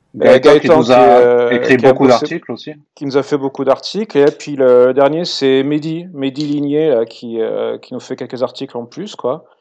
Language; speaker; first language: French; native; French